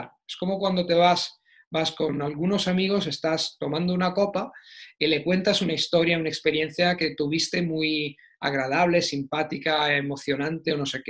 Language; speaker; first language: Spanish; non-native, fluent; Italian